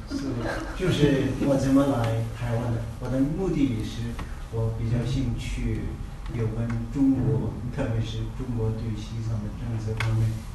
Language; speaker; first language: Chinese; non-native, learner; Tibetan